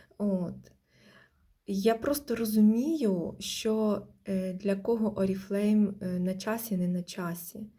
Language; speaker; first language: Ukrainian; non-native, local second language; Russian